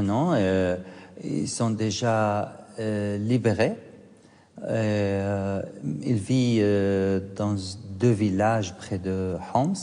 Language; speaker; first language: French; non-native, fluent; Arabic